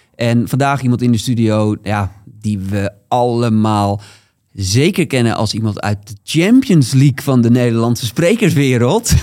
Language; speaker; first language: Dutch; native; Dutch